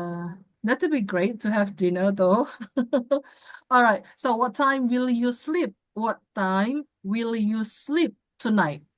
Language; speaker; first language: English; non-native, fluent; Indonesian